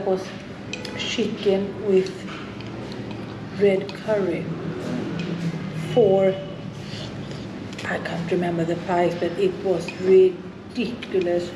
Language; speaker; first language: English; non-native, fluent; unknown